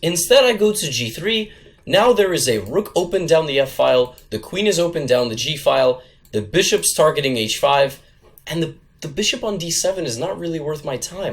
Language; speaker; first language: English; native; English